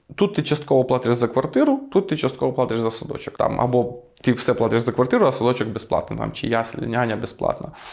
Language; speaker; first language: Ukrainian; native; Ukrainian